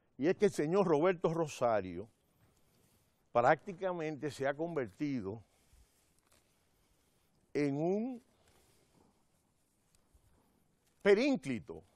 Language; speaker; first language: Spanish; native; Spanish